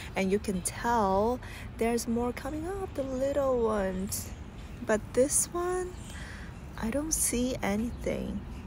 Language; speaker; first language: English; non-native, fluent; Chinese